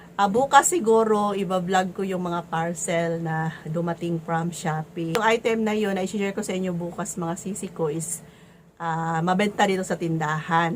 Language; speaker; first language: Filipino; native; Filipino